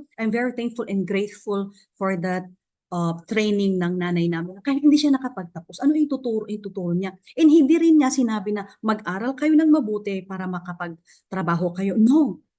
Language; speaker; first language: Filipino; non-native, local second language; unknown